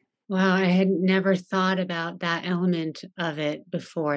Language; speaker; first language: English; native; English